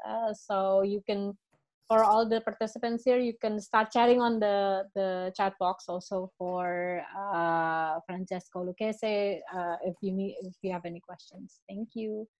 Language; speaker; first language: English; non-native, fluent; Indonesian